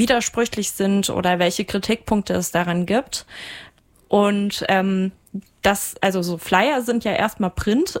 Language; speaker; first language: German; native; German